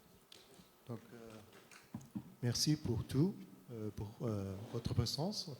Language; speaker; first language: French; non-native, fluent; Arabic